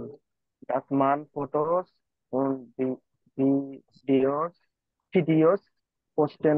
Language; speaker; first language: German; non-native, learner; Bangla